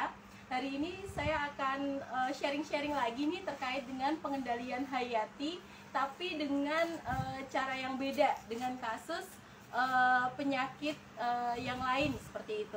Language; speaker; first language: Indonesian; native; Indonesian